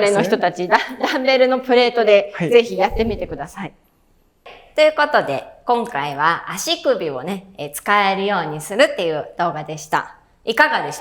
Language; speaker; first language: Japanese; native; Japanese